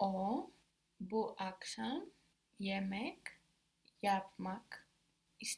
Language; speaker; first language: Turkish; non-native, learner; English